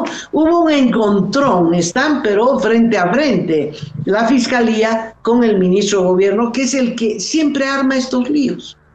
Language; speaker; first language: Spanish; native; Spanish